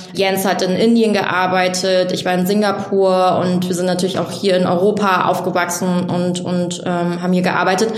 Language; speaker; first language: German; early bilingual, other home language; Vietnamese